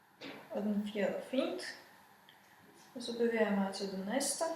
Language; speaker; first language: Danish; non-native, fluent; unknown